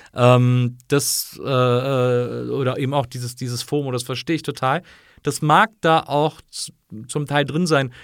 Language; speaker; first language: German; native; German